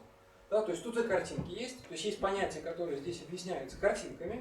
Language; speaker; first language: Russian; native; Russian